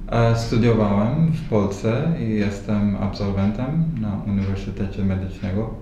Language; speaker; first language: Polish; non-native, learner; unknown